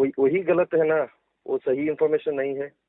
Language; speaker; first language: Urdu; non-native, local second language; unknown